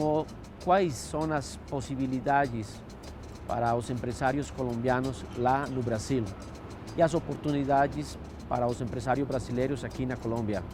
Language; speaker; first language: Portuguese; non-native, fluent; Spanish